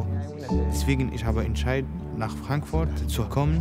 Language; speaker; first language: German; non-native, learner; Arabic